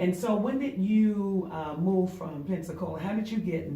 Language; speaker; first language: English; native; English